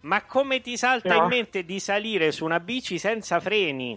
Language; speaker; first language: Italian; native; Italian